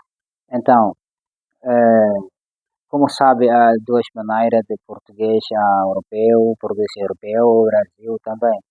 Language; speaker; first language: Portuguese; non-native, fluent; Swahili